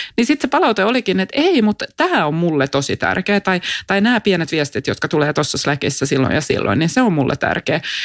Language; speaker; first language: Finnish; non-native, local second language; Swedish